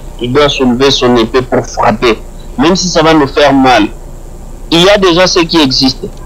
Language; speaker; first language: French; non-native, local second language; Luba-Lulua